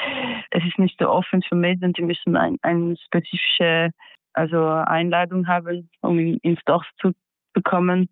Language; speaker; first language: German; non-native, fluent; French